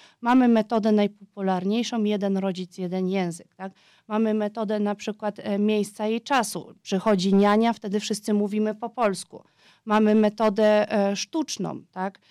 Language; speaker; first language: Polish; early bilingual, heritage; Polish